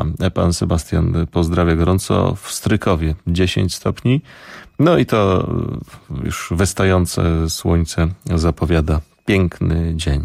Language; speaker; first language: Polish; native; Polish